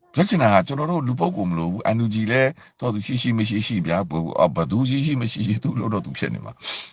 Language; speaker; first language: Burmese; native; Burmese